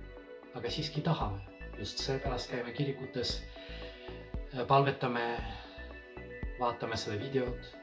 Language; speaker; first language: Estonian; non-native, fluent; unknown